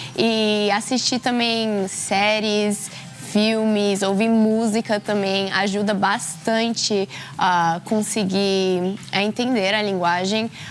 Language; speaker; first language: Portuguese; early bilingual, heritage; Portuguese